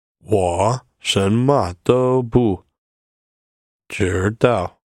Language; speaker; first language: Chinese; non-native, learner; English